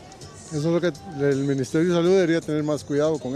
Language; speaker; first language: Spanish; native; Spanish